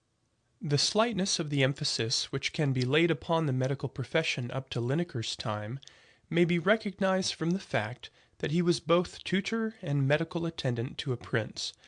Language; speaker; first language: English; native; English